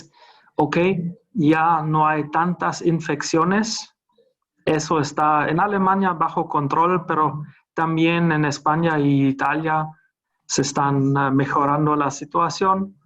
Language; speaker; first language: Spanish; non-native, fluent; German